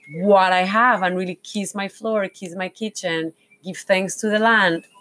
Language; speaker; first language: English; non-native, fluent; Spanish